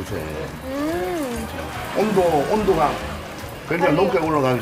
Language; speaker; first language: Korean; native; Korean